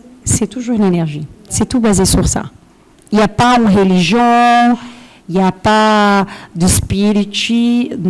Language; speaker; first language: French; non-native, fluent; Portuguese